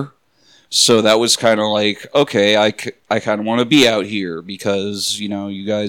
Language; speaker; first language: English; native; English